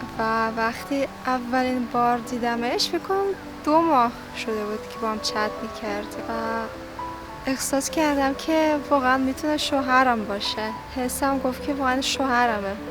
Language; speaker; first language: Persian; non-native, fluent; Russian